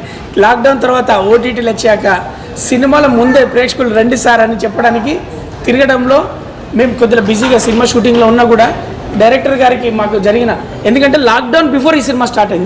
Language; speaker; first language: Telugu; native; Telugu